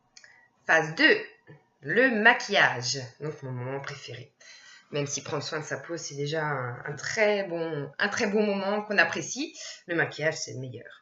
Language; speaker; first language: French; native; French